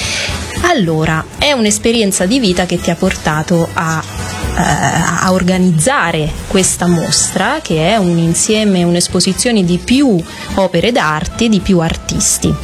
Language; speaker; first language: Italian; native; Italian